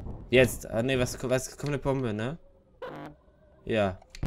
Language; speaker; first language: German; native; German